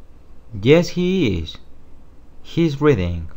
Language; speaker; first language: English; non-native, fluent; Spanish